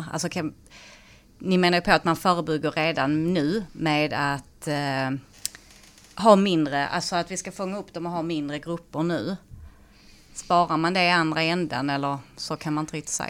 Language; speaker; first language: Swedish; native; Swedish